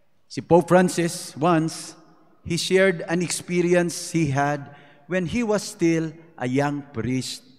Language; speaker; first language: English; non-native, local second language; Cebuano